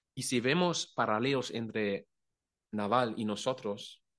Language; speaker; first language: Spanish; non-native, fluent; German